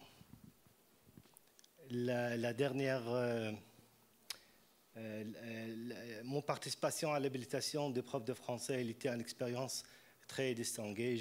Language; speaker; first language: French; non-native, fluent; Arabic